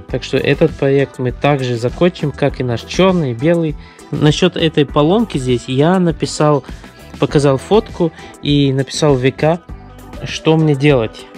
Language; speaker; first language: Russian; early bilingual, heritage; Russian